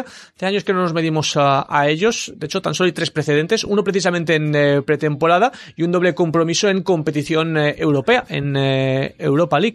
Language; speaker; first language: Spanish; native; Spanish